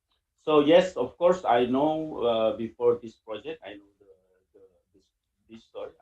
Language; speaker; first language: English; non-native, learner; Indonesian